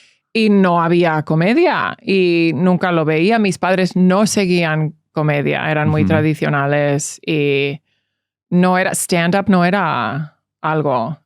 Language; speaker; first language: Spanish; early bilingual, heritage; English